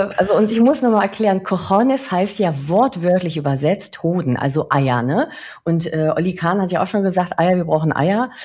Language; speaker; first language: German; early bilingual, other home language; Spanish